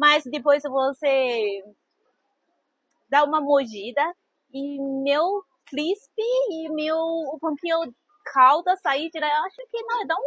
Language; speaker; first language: Portuguese; non-native, fluent; Chinese